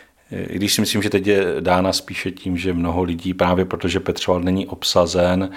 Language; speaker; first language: Czech; native; Czech